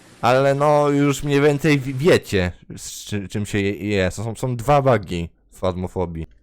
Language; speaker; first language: Polish; native; Polish